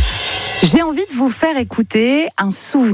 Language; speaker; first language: French; native; French